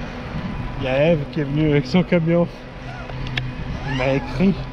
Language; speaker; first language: French; native; French